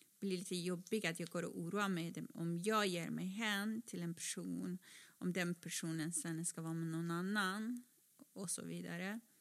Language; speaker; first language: Swedish; non-native, fluent; Persian